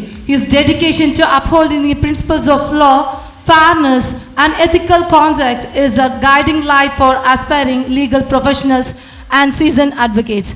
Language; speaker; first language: English; non-native, local second language; Tamil